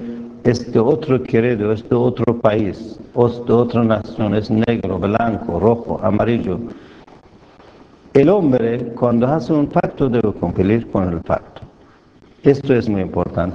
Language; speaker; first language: Spanish; non-native, fluent; Persian